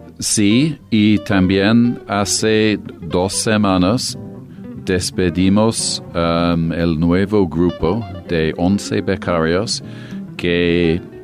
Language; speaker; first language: Spanish; non-native, fluent; English